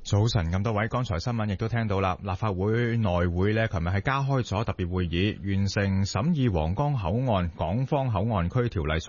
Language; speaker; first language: Cantonese; native; Cantonese